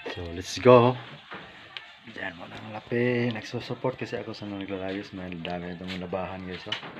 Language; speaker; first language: Filipino; non-native, local second language; Cebuano